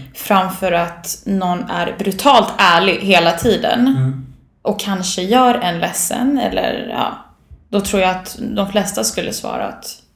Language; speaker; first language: Swedish; early bilingual, other home language; Bosnian